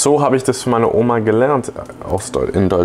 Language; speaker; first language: German; early bilingual, heritage; English